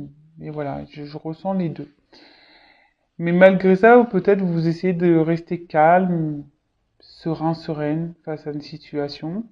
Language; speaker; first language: French; native; French